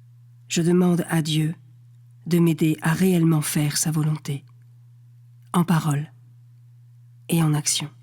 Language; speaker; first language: French; native; French